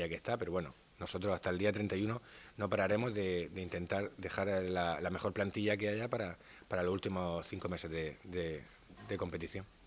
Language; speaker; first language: Spanish; native; Spanish